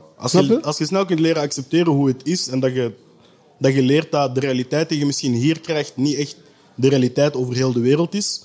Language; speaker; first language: Dutch; early bilingual, other home language; French